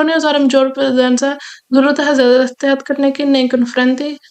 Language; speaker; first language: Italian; non-native, fluent; Urdu